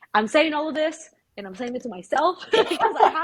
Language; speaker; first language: English; early bilingual, other home language; Spanish